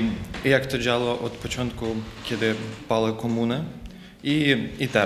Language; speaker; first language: Polish; non-native, fluent; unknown